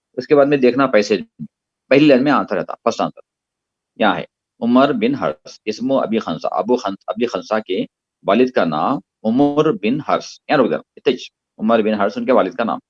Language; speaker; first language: Urdu; native; Urdu